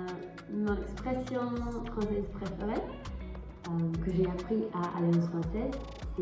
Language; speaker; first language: French; non-native, learner; English